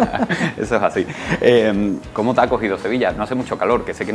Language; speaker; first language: Spanish; native; Spanish